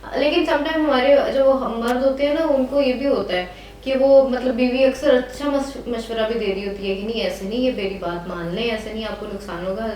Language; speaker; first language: Urdu; native; Urdu